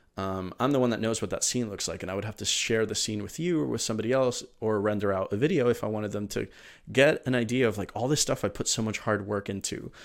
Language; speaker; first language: English; early bilingual, other home language; Spanish